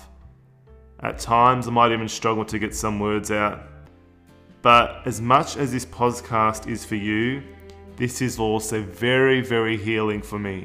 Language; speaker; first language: English; native; English